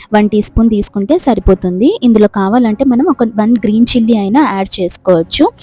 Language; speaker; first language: Telugu; non-native, local second language; Urdu